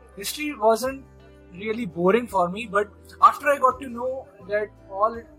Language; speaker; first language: English; non-native, local second language; Hindi